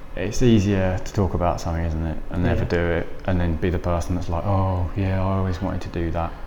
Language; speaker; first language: English; native; English